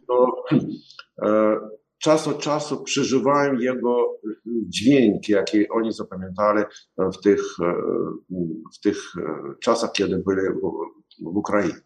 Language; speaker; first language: Polish; non-native, learner; Ukrainian